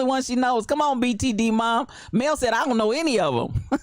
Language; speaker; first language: English; native; English